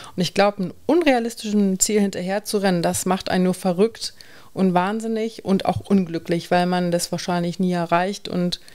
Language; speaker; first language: German; native; German